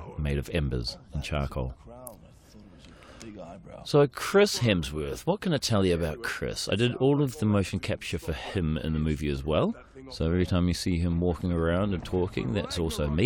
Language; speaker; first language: English; native; English